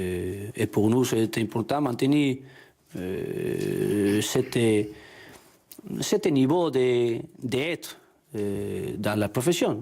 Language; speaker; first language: French; non-native, learner; Spanish